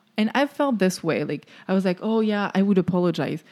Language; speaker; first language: English; non-native, fluent; French